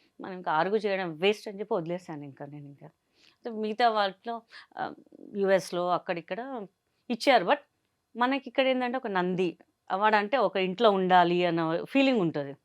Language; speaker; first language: Telugu; non-native, fluent; Hindi